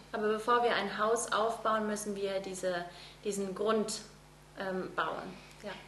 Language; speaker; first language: German; native; German